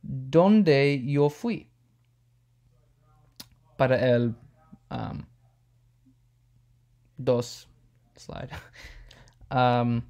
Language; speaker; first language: Spanish; non-native, learner; English